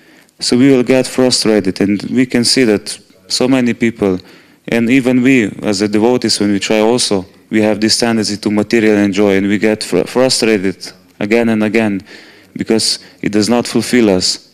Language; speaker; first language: English; non-native, fluent; Slovenian